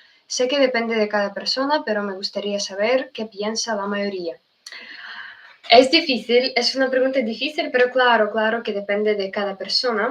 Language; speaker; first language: Spanish; non-native, fluent; Russian